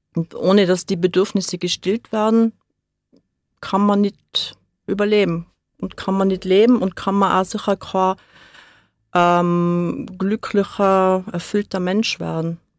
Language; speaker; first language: German; native; German